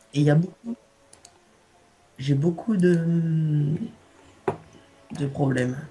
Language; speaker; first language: French; native; French